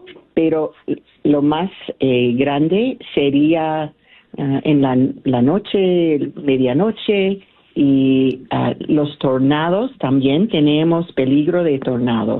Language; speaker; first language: Spanish; early bilingual, heritage; Spanish